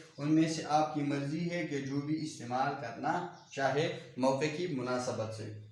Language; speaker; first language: Urdu; non-native, local second language; Pashto